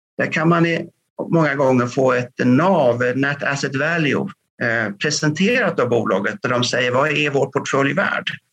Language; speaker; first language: Swedish; native; Swedish